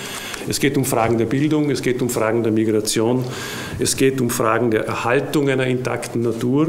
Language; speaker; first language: German; native; German